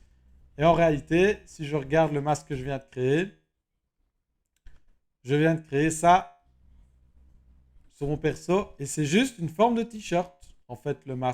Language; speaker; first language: French; native; French